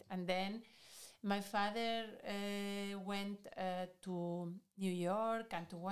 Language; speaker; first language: English; non-native, fluent; Spanish